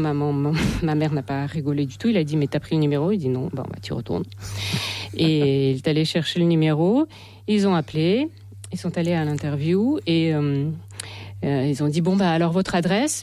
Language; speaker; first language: French; non-native, fluent; Russian